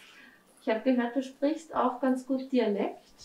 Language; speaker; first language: German; native; German